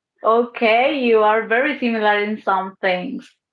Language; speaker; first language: English; non-native, learner; Spanish